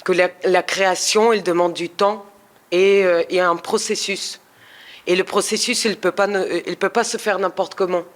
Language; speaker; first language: French; non-native, fluent; Russian